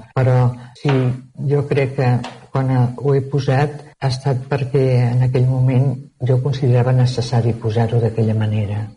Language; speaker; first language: Catalan; native; Catalan